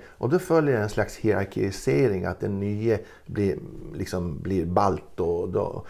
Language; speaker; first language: Swedish; native; Swedish